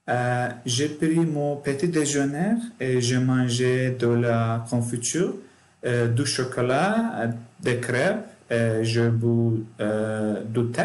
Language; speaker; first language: French; non-native, learner; Turkish